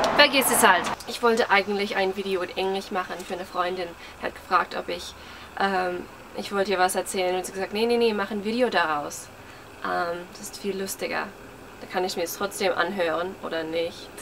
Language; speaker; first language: German; early bilingual, heritage; English